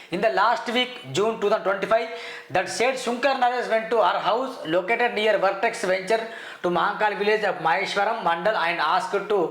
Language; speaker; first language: English; non-native, local second language; Telugu